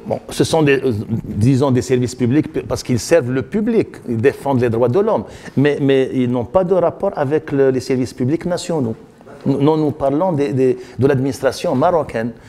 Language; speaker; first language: French; non-native, local second language; Arabic